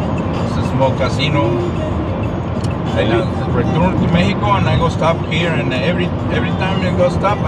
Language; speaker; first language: English; non-native, learner; Spanish